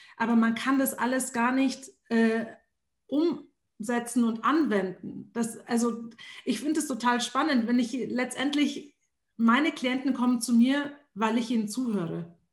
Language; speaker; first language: German; early bilingual, other home language; Arabic